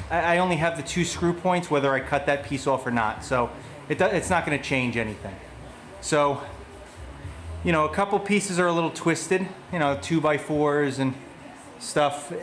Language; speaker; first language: English; native; English